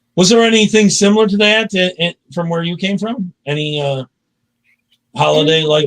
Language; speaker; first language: English; native; English